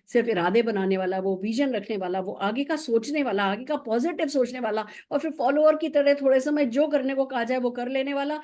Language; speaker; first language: Hindi; native; Hindi